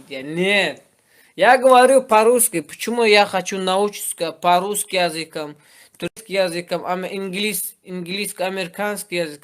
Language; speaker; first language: Russian; non-native, learner; Turkmen